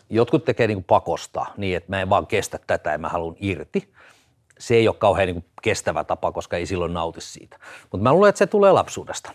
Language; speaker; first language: Finnish; native; Finnish